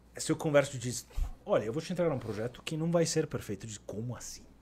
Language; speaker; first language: Portuguese; non-native, fluent; Italian